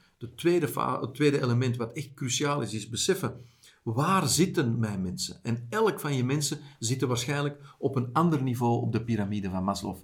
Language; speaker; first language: Dutch; native; Dutch